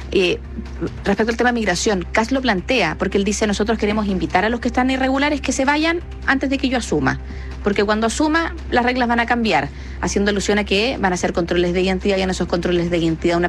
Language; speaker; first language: Spanish; native; Spanish